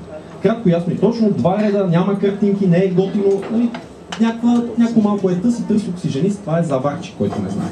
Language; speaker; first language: Bulgarian; native; Bulgarian